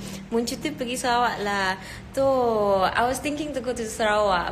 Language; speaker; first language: English; non-native, local second language; Malay